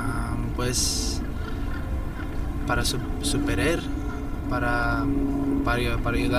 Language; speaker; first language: Spanish; early bilingual, heritage; Spanish